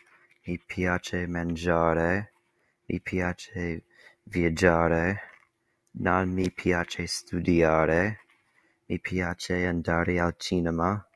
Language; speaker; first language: Italian; non-native, learner; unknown